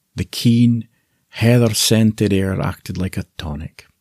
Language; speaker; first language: English; native; English